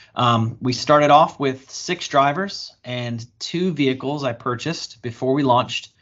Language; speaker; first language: English; native; English